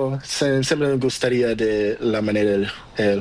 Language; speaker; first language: Spanish; non-native, learner; Portuguese